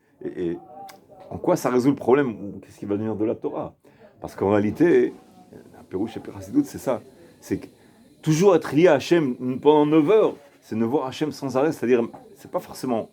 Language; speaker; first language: French; native; French